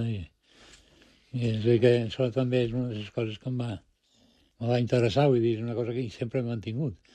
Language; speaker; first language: Catalan; non-native, local second language; Spanish